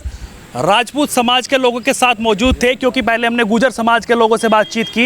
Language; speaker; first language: Hindi; native; Hindi